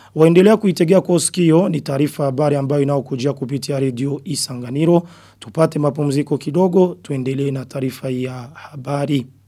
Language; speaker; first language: Swahili; non-native, local second language; Rundi